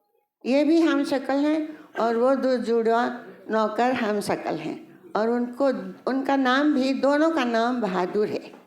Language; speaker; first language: Hindi; native; Hindi